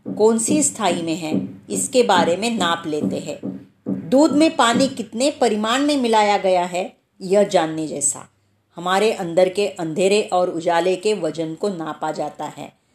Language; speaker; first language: Hindi; non-native, local second language; Marathi